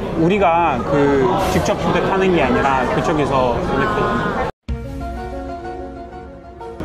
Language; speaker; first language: Korean; non-native, fluent; Russian